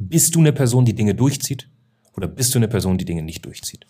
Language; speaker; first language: German; native; German